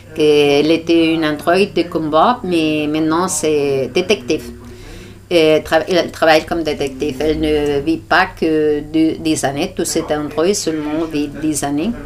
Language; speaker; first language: French; non-native, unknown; Spanish